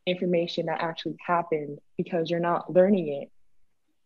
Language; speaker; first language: English; native; English